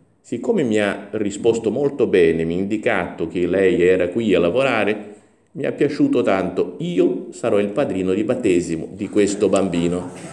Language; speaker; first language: Italian; non-native, fluent; Portuguese